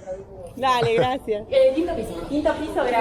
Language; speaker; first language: Spanish; native; Spanish